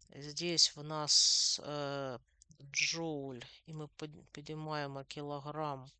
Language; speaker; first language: Russian; non-native, local second language; Ukrainian